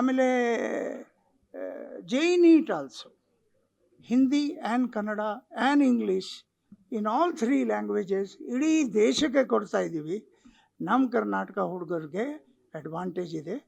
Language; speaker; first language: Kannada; non-native, local second language; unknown